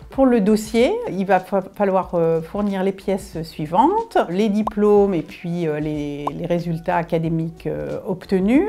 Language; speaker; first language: French; native; French